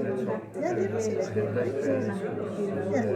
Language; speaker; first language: Danish; native; Danish